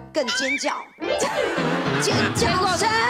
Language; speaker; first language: Chinese; native; Chinese